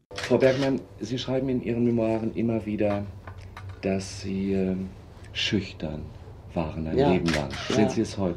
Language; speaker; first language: German; native; German